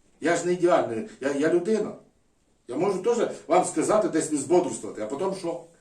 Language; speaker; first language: Ukrainian; non-native, local second language; Russian